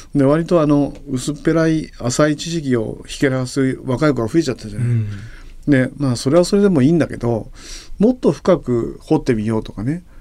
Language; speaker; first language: Japanese; native; Japanese